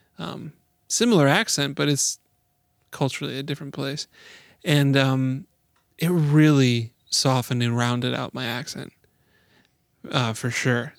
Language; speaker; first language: English; native; English